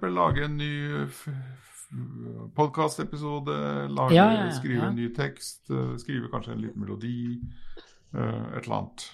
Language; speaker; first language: Norwegian; native; Norwegian